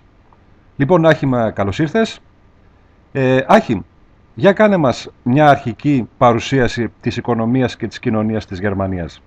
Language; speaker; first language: Greek; native; Greek